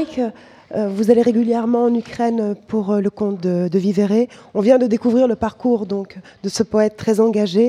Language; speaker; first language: French; native; French